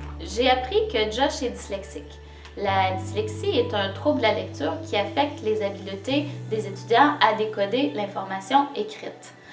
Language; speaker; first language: French; native; French